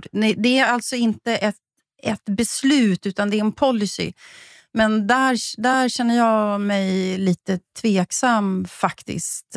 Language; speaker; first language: Swedish; native; Swedish